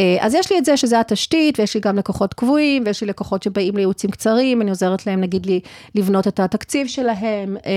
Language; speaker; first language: Hebrew; early bilingual, other home language; English